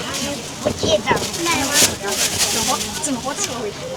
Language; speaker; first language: Chinese; native; Chinese